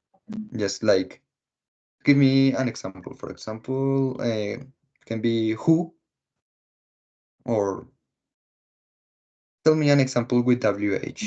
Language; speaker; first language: English; non-native, fluent; Spanish